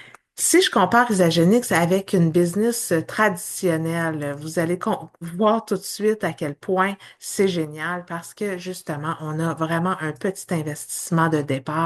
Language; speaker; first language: French; native; French